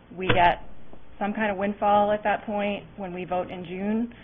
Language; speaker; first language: English; native; English